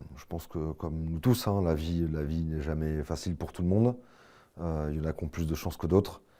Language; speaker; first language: French; native; French